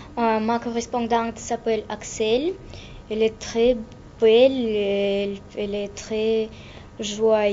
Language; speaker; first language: French; non-native, learner; Russian